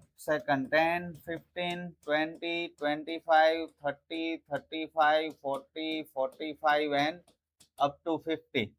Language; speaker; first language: English; non-native, local second language; Gujarati